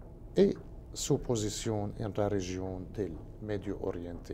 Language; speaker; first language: Spanish; non-native, learner; Arabic